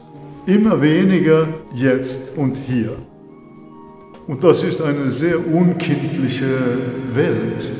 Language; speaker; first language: German; non-native, fluent; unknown